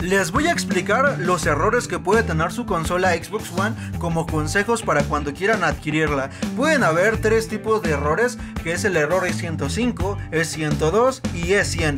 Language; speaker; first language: Spanish; native; Spanish